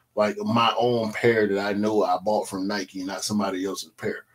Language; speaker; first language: English; native; English